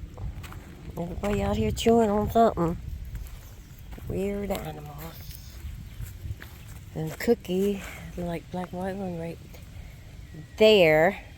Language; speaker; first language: English; native; English